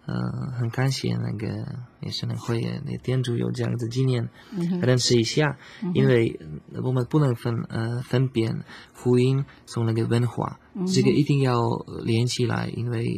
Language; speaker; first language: Chinese; non-native, learner; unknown